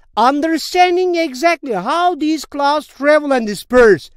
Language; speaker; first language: English; non-native, fluent; Turkish